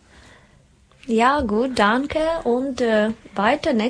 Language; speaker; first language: German; non-native, learner; Russian